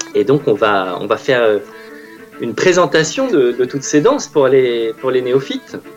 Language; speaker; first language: French; native; French